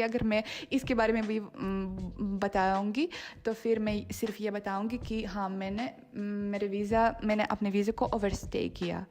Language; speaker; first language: Hindi; non-native, fluent; Russian